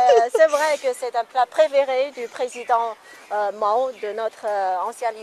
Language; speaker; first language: French; non-native, fluent; Chinese